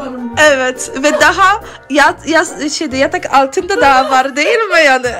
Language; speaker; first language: Turkish; non-native, learner; Polish